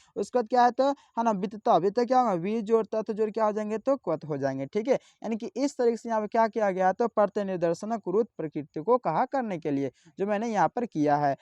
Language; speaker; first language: Hindi; native; Hindi